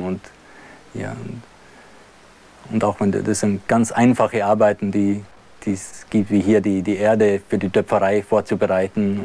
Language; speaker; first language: German; non-native, fluent; French